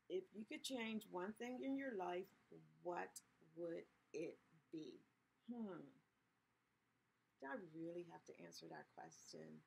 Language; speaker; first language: English; native; English